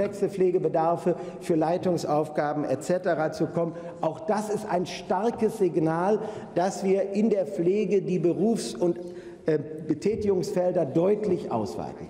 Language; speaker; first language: German; native; German